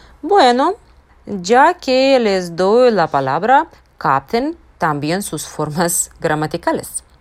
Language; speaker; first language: Spanish; non-native, fluent; Russian